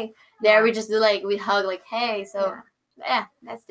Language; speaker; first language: English; non-native, learner; Portuguese